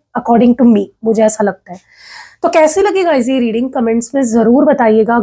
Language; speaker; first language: Hindi; non-native, local second language; Marathi